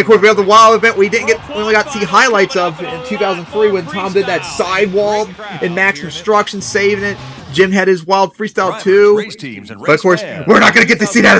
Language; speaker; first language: English; native; English